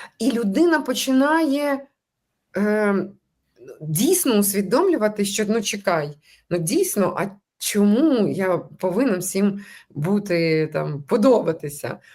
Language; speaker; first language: Ukrainian; non-native, local second language; Russian